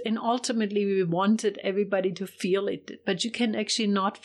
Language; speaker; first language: English; non-native, fluent; German